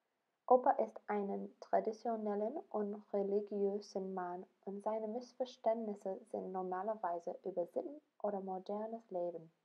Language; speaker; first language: German; non-native, learner; English